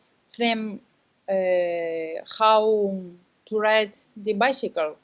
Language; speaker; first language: English; non-native, learner; Spanish